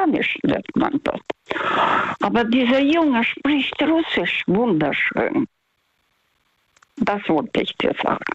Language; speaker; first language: German; non-native, fluent; Russian